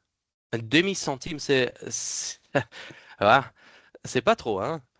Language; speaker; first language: French; non-native, fluent; German